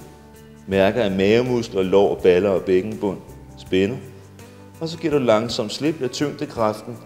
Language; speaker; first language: Danish; native; Danish